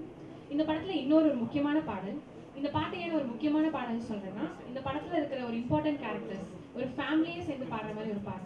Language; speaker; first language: Tamil; native; Tamil